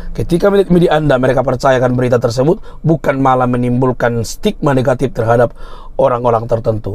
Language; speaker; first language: Indonesian; native; Indonesian